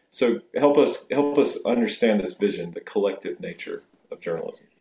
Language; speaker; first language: English; native; English